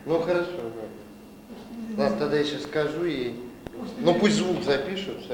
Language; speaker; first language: Russian; native; Russian